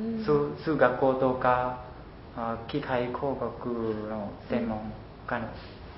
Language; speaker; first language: Japanese; non-native, learner; Khmer